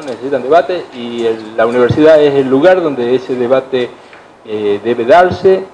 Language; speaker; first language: Spanish; native; Spanish